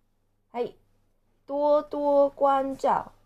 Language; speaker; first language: Japanese; non-native, fluent; Chinese